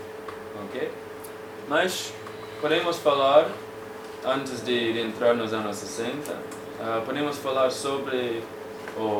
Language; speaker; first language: Portuguese; non-native, fluent; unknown